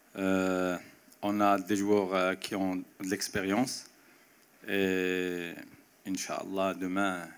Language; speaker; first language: French; non-native, local second language; Arabic